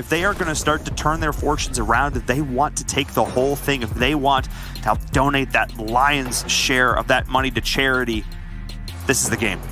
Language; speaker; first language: English; native; English